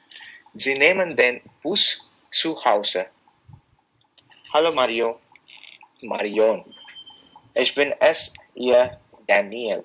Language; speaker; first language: German; non-native, learner; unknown